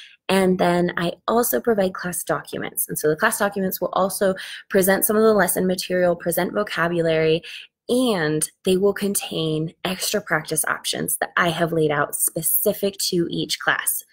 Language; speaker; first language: English; native; English